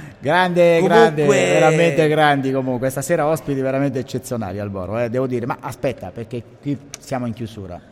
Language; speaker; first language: Italian; native; Italian